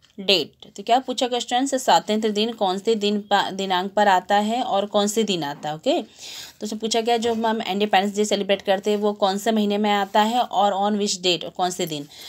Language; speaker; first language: Hindi; non-native, local second language; Gujarati